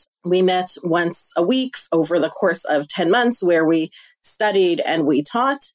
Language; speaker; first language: English; native; English